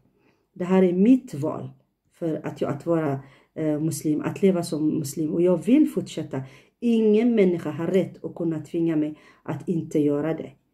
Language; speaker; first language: Swedish; non-native, fluent; Tigrinya